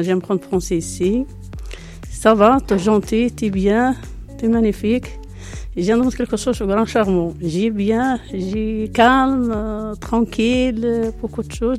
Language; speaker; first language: French; non-native, learner; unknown